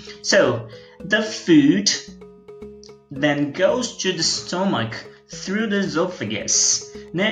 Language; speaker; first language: English; non-native, fluent; Portuguese